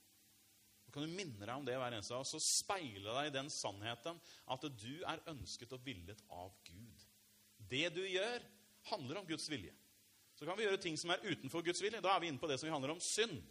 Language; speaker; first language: Norwegian; native; Norwegian